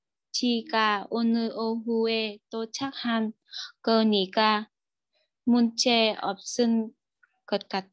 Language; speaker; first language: Korean; non-native, learner; Vietnamese